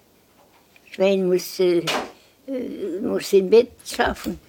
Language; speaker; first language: German; non-native, learner; Estonian